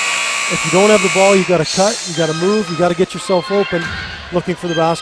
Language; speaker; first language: English; native; English